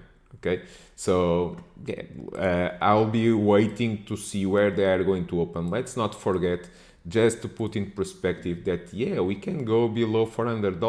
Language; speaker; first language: English; non-native, fluent; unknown